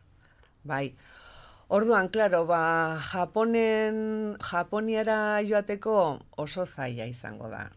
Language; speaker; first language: Basque; non-native, local second language; Spanish